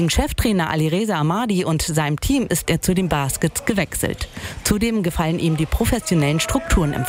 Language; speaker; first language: German; native; German